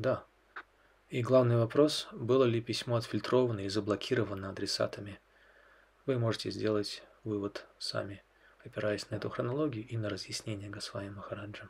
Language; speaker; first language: Russian; native; Russian